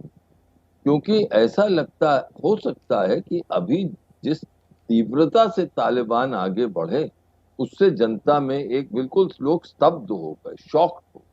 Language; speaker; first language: Hindi; native; Hindi